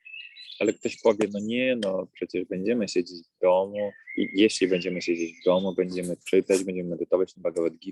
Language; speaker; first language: Polish; native; Polish